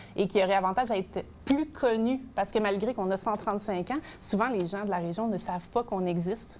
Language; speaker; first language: French; native; French